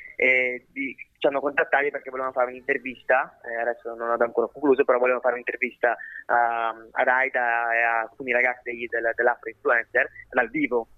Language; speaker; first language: Italian; native; Italian